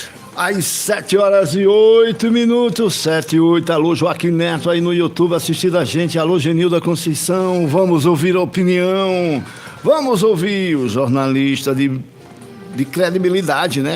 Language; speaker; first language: Portuguese; native; Portuguese